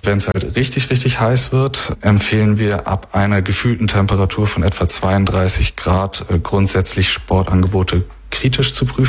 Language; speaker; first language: German; native; German